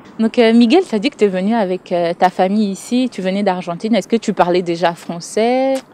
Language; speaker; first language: French; native; French